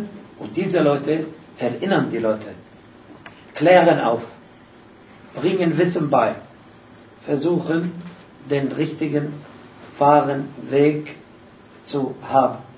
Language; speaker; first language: German; non-native, fluent; Arabic